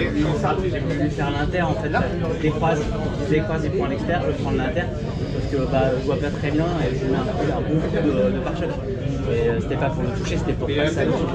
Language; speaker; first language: French; native; French